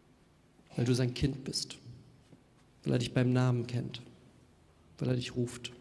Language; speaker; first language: German; native; German